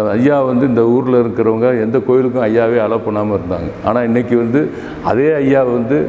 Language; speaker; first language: Tamil; native; Tamil